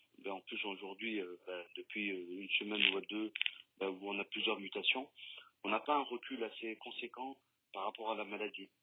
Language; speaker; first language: French; native; French